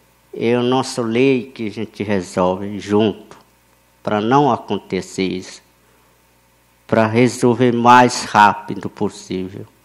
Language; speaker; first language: Portuguese; non-native, local second language; Yanomámi